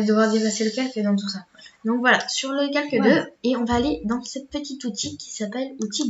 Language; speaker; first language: French; native; French